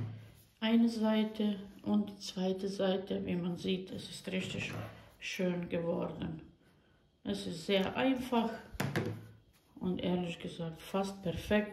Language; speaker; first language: German; non-native, learner; Croatian